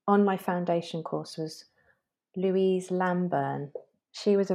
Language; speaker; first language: English; native; English